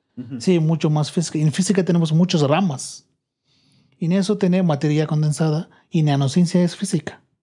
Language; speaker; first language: Spanish; non-native, learner; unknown